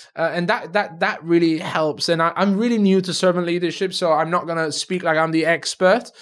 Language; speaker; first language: English; non-native, fluent; Turkish